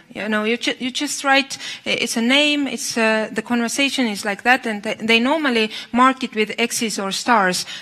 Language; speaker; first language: English; non-native, fluent; Estonian